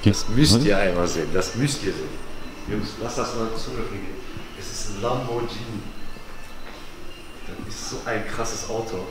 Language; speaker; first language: German; native; German